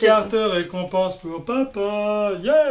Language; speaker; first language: French; native; French